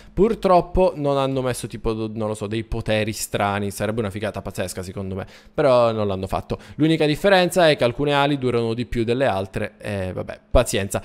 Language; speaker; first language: Italian; native; Italian